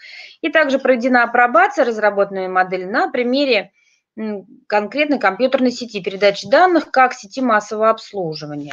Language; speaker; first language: Russian; native; Russian